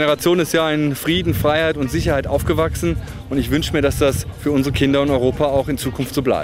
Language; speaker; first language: German; native; German